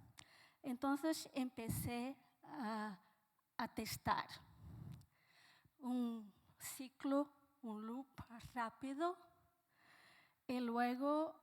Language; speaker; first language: Spanish; non-native, fluent; Portuguese